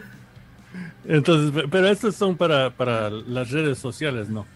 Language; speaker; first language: Spanish; early bilingual, heritage; Spanish